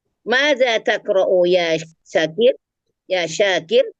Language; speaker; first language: Arabic; non-native, learner; Indonesian